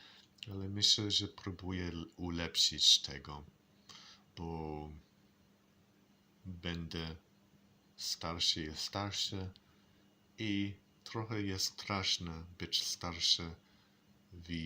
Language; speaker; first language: Polish; non-native, learner; English